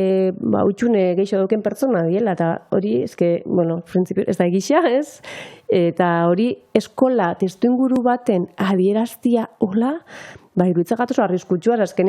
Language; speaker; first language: Basque; native; Basque